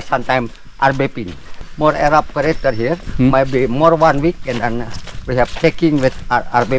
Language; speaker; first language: English; non-native, learner; Indonesian